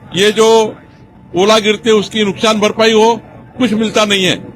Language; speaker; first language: Hindi; non-native, local second language; Marathi